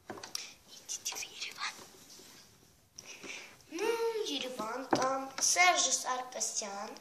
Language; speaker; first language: Russian; non-native, learner; Armenian